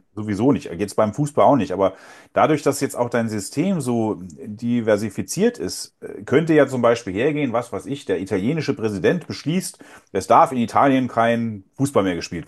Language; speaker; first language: German; native; German